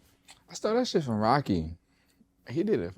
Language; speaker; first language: English; native; English